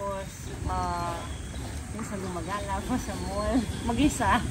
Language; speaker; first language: Filipino; non-native, fluent; Russian